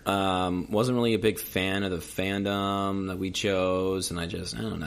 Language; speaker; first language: English; native; English